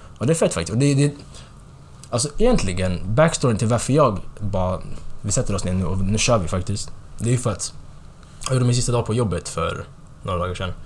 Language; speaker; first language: Swedish; early bilingual, other home language; Tigrinya